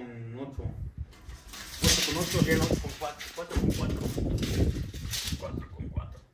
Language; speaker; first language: Spanish; native; Spanish